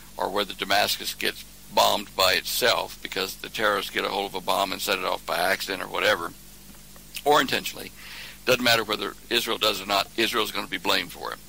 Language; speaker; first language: English; native; English